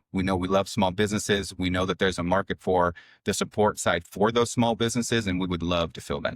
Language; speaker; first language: English; native; English